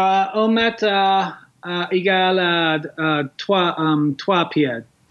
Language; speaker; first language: French; non-native, learner; English